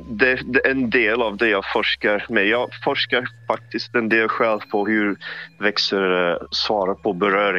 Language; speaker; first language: Swedish; non-native, fluent; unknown